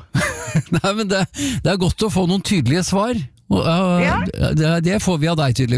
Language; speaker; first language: Norwegian; native; Norwegian